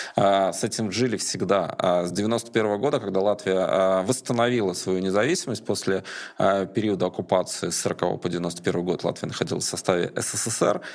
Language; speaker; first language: Russian; native; Russian